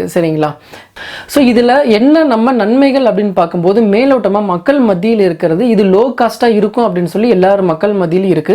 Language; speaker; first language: Tamil; native; Tamil